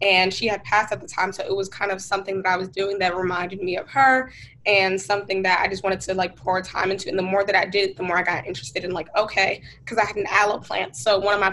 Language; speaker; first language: English; native; English